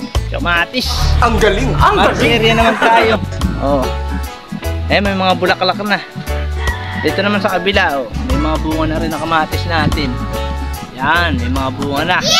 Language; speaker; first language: Filipino; native; Filipino